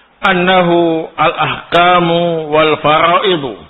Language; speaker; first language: Arabic; non-native, fluent; Indonesian